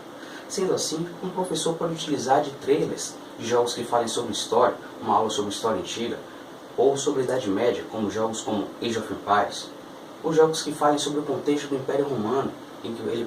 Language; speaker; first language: Portuguese; native; Portuguese